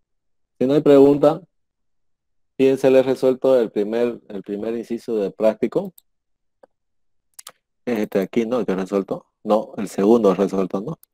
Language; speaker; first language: Spanish; native; Spanish